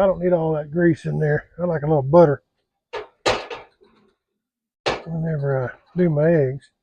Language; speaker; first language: English; native; English